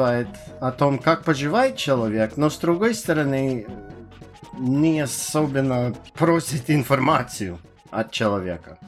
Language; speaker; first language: Russian; non-native, fluent; English